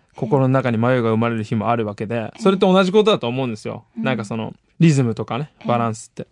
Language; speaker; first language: Japanese; native; Japanese